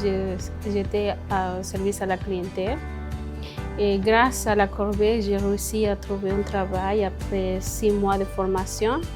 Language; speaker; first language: French; non-native, fluent; Spanish